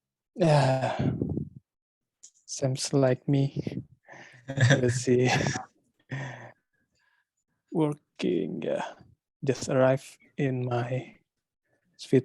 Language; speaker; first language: English; non-native, learner; Indonesian